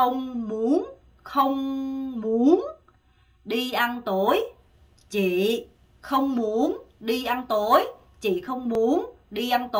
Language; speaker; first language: Vietnamese; non-native, fluent; Korean